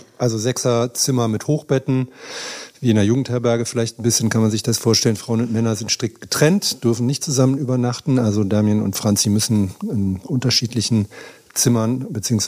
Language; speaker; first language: German; native; German